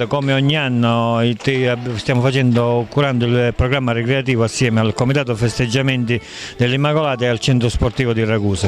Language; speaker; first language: Italian; native; Italian